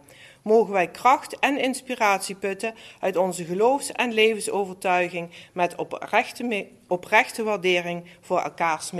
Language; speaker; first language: Dutch; native; Dutch